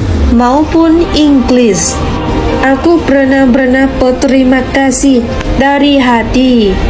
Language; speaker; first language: Indonesian; non-native, fluent; Thai